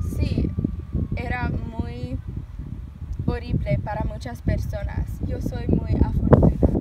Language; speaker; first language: Spanish; non-native, learner; English